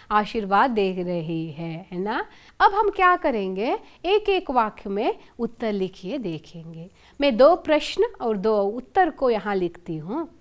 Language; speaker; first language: Hindi; non-native, local second language; Kannada